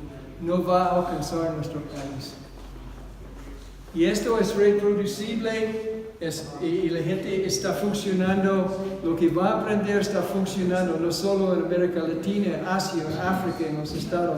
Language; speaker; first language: Spanish; non-native, fluent; English